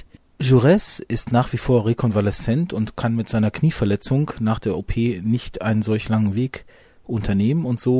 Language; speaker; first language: German; native; German